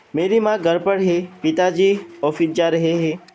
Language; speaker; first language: Hindi; non-native, local second language; Assamese